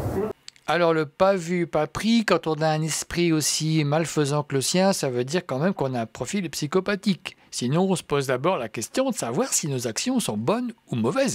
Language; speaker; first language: French; native; French